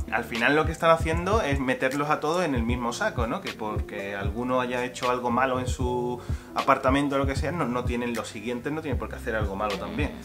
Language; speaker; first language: Spanish; native; Spanish